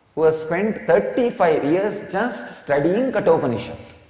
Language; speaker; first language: English; non-native, local second language; Tamil